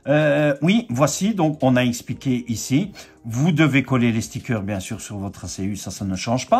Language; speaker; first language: French; native; French